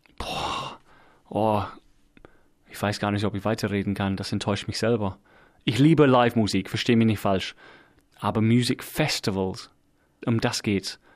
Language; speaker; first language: German; non-native, fluent; English